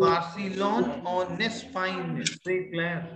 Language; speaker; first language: French; non-native, fluent; Hindi